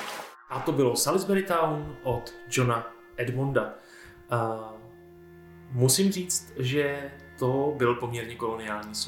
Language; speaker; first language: Czech; native; Czech